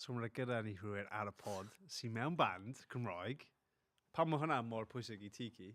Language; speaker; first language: Welsh; non-native, local second language; English